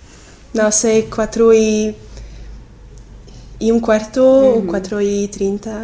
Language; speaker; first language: Portuguese; non-native, learner; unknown